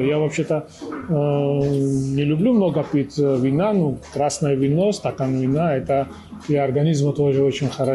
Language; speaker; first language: Russian; non-native, fluent; Georgian